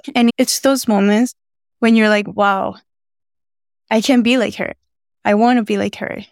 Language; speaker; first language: English; non-native, fluent; Spanish